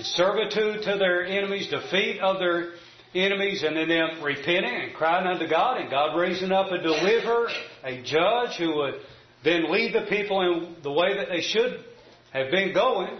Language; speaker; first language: English; native; English